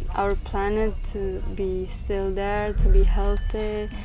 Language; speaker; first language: English; non-native, fluent; Czech